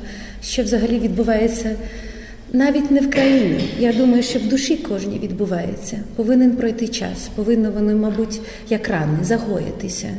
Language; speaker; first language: Ukrainian; native; Ukrainian